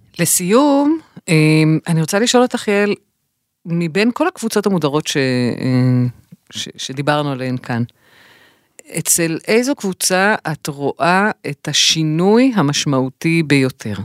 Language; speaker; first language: Hebrew; native; Hebrew